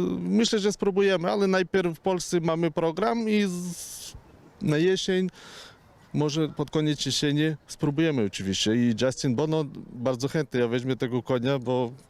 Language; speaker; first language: Polish; non-native, fluent; Ukrainian